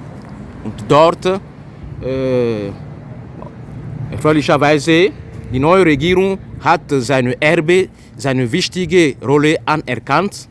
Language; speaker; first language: German; non-native, fluent; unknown